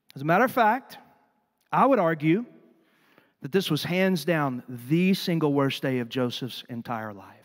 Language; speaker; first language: English; native; English